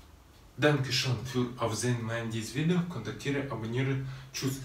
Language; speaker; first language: German; non-native, learner; Russian